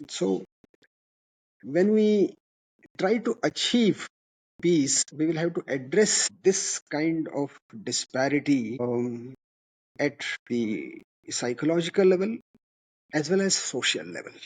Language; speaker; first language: English; non-native, local second language; Kannada